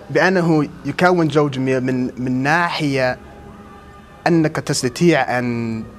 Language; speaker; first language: Arabic; non-native, fluent; English